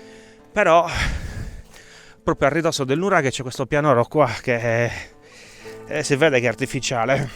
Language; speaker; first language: Italian; native; Italian